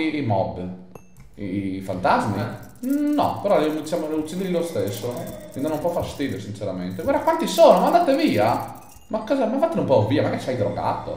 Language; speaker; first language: Italian; native; Italian